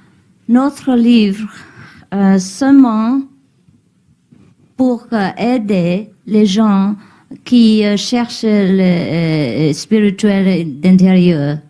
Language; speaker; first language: French; non-native, learner; Vietnamese